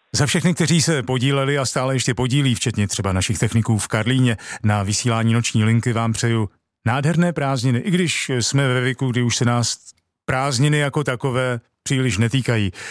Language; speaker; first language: Czech; native; Czech